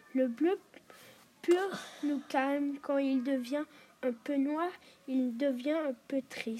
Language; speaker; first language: French; non-native, learner; German